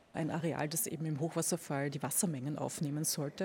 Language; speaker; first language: German; native; German